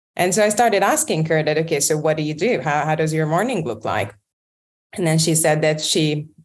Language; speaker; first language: English; non-native, fluent; Hungarian